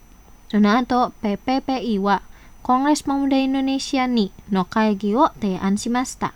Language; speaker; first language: Japanese; non-native, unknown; Indonesian